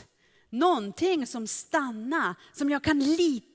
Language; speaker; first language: Swedish; non-native, fluent; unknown